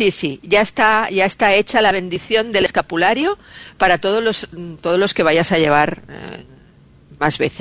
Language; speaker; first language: Spanish; native; Spanish